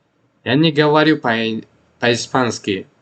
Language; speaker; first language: Russian; non-native, local second language; Tajik